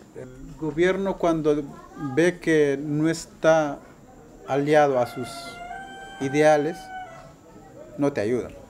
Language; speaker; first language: Portuguese; non-native, fluent; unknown